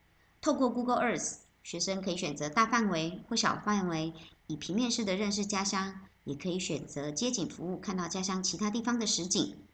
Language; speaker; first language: Chinese; native; Chinese